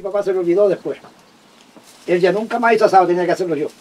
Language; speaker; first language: Spanish; native; Spanish